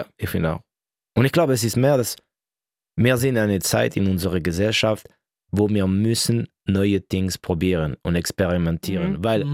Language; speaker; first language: German; non-native, local second language; French